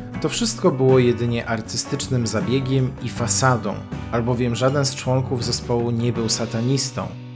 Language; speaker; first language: Polish; native; Polish